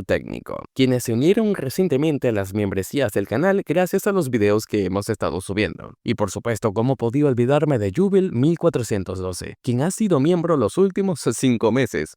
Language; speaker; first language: Spanish; native; Spanish